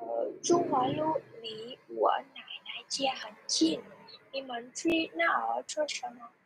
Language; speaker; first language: Chinese; non-native, learner; Vietnamese